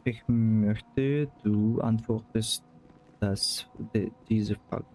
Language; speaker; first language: German; non-native, learner; Russian